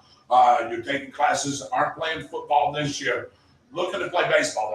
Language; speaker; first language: English; native; English